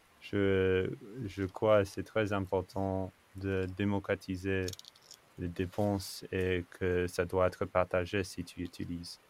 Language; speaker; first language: French; non-native, fluent; English